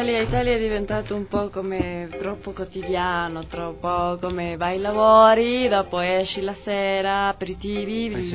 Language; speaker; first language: Italian; non-native, learner; Spanish